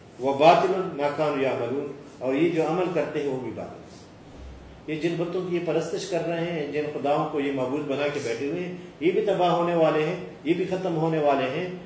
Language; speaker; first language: Urdu; native; Urdu